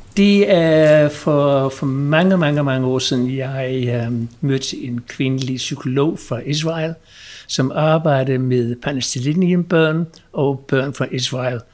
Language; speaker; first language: Danish; non-native, fluent; English